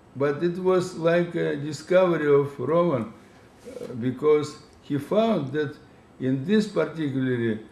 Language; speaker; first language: English; non-native, learner; Russian